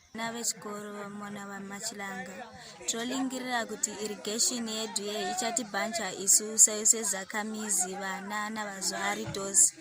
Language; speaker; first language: Shona; non-native, local second language; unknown